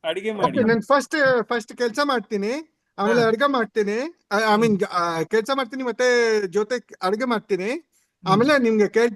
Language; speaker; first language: Kannada; non-native, learner; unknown